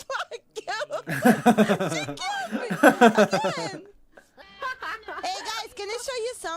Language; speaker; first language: English; non-native, fluent; Italian